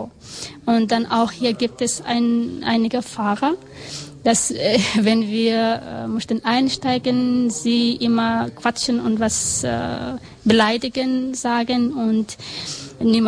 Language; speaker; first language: German; non-native, learner; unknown